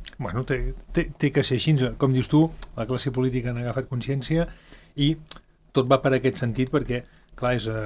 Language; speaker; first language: Catalan; native; Catalan